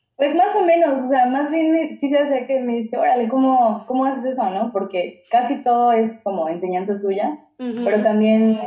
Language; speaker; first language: Spanish; native; Spanish